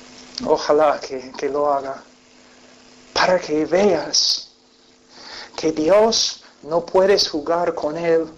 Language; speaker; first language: Spanish; non-native, fluent; English